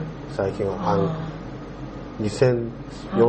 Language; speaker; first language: Japanese; non-native, learner; Korean